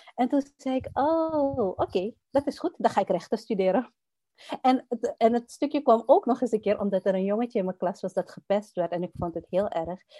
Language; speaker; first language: Dutch; native; Dutch